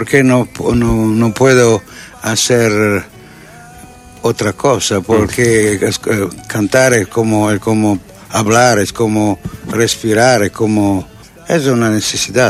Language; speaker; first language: Spanish; non-native, learner; Italian